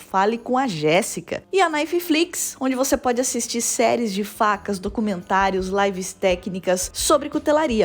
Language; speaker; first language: Portuguese; native; Portuguese